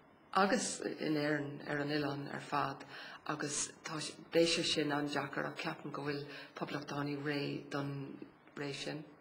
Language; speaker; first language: Irish; non-native, local second language; English